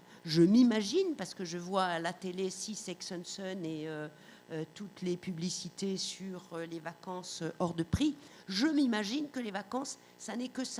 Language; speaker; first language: French; native; French